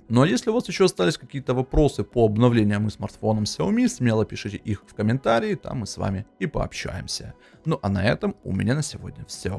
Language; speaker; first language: Russian; native; Russian